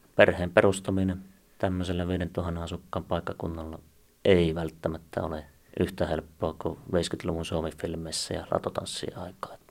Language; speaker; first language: Finnish; native; Finnish